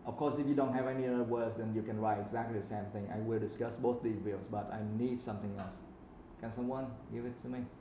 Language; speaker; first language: English; non-native, fluent; Vietnamese